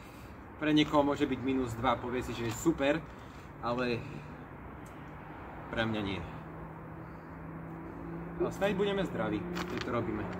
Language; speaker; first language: Slovak; native; Slovak